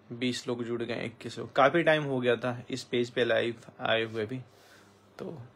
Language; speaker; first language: Hindi; native; Hindi